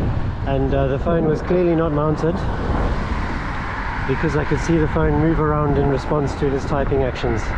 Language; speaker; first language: English; native; English